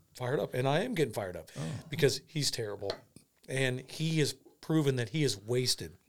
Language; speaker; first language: English; native; English